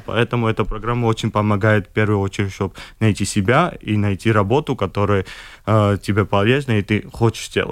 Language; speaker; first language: Russian; non-native, fluent; Georgian